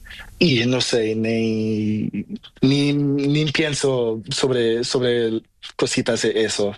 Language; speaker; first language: Spanish; non-native, learner; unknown